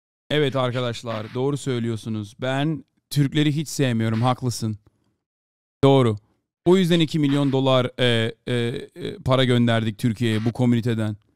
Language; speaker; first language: Turkish; native; Turkish